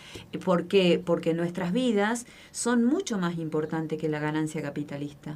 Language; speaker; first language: Spanish; native; Spanish